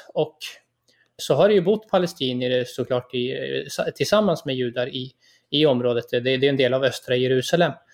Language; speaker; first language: Swedish; native; Swedish